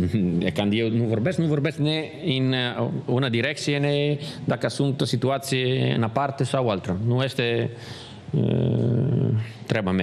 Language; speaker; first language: Romanian; non-native, learner; Italian